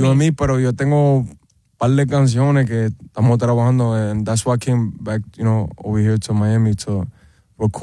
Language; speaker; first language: Spanish; early bilingual, heritage; Spanish